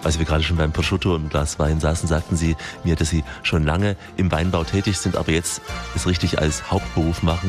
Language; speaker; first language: German; native; German